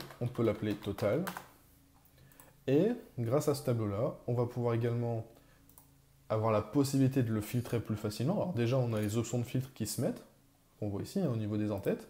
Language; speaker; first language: French; native; French